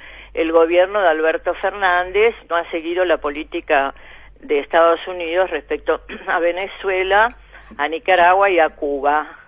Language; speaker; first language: Spanish; native; Spanish